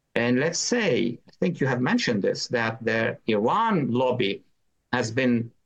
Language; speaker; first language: English; non-native, fluent; Arabic